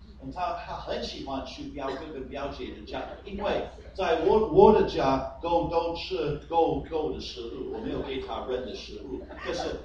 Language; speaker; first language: Chinese; non-native, fluent; English